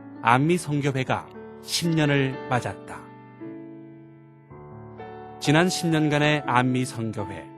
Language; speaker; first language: Korean; native; Korean